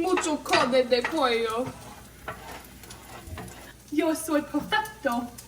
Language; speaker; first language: Spanish; non-native, learner; English